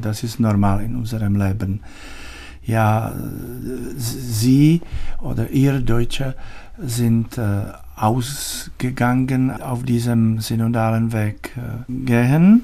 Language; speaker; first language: German; non-native, learner; Czech